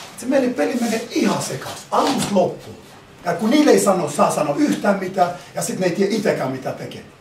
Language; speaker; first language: Finnish; non-native, fluent; Albanian